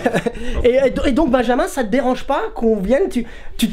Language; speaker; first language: French; native; French